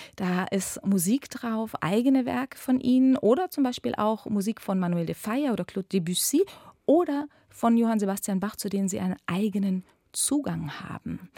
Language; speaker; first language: German; native; German